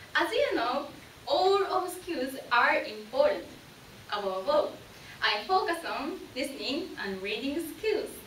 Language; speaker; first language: English; non-native, learner; Japanese